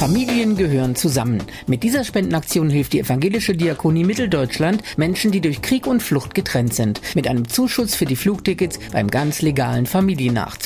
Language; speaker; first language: German; native; German